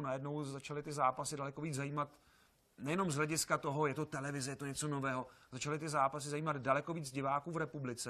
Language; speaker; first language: Czech; native; Czech